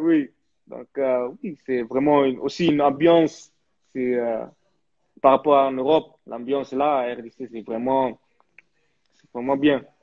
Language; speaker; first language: French; early bilingual, heritage; French